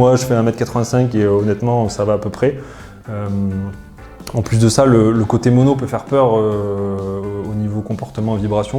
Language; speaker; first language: French; native; French